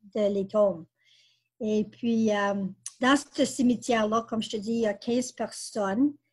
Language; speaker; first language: French; native; French